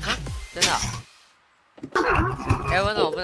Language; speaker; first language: Chinese; native; Chinese